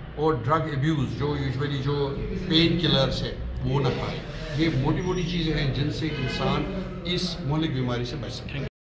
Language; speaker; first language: Urdu; non-native, local second language; Kashmiri